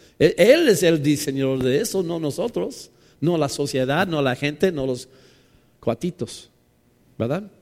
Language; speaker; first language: Spanish; non-native, fluent; English